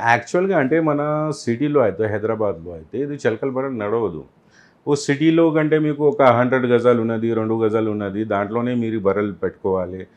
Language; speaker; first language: Telugu; non-native, local second language; Urdu